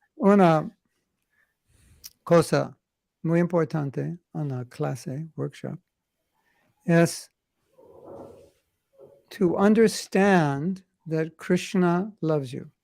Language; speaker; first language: Spanish; non-native, learner; English